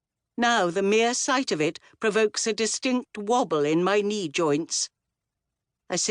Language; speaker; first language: English; native; English